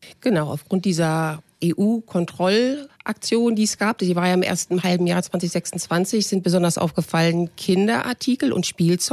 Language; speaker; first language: German; native; German